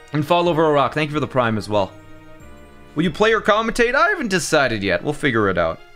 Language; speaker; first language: English; native; English